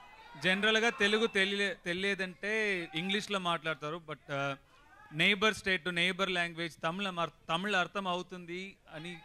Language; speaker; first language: Telugu; non-native, learner; Tamil